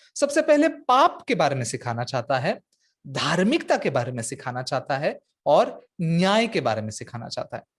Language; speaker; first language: Hindi; non-native, local second language; Marathi